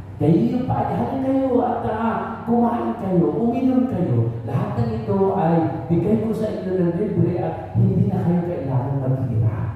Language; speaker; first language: Filipino; non-native, local second language; Cebuano